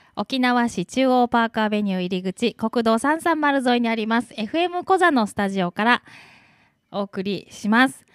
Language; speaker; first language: Japanese; native; Japanese